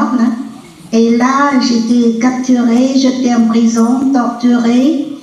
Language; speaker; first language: French; non-native, local second language; Vietnamese